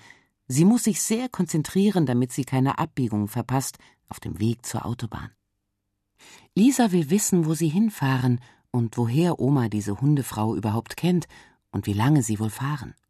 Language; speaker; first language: German; native; German